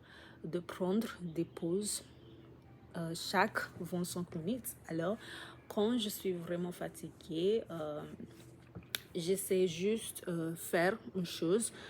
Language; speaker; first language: French; non-native, learner; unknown